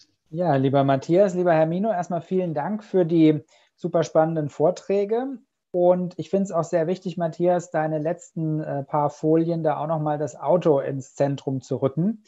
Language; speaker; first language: German; native; German